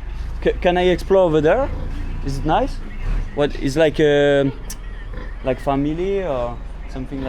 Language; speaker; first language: English; non-native, learner; French